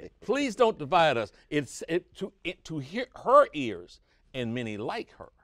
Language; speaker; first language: English; native; English